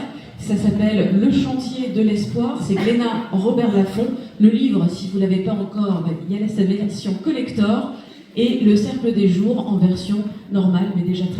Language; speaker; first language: French; native; French